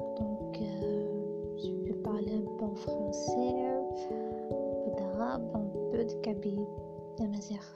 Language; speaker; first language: French; non-native, local second language; Kabyle